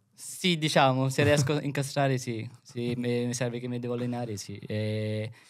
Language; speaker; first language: Italian; early bilingual, other home language; Filipino